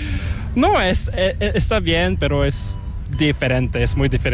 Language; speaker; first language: Spanish; non-native, fluent; Korean